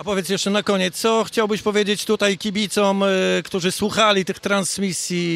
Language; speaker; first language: Polish; native; Polish